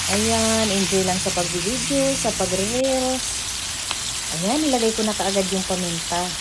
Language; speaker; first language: Filipino; non-native, local second language; Waray